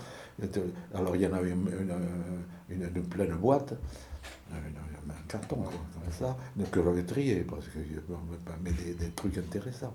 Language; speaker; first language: French; native; French